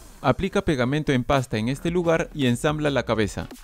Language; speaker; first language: Spanish; native; Spanish